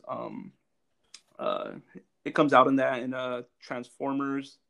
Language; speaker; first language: English; native; English